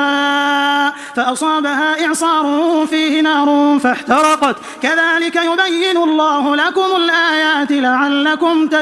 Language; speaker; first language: Arabic; native; Arabic